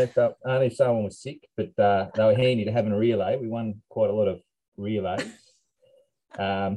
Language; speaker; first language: English; native; English